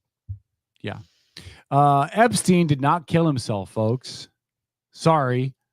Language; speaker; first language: English; native; English